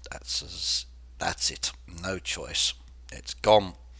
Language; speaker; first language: English; native; English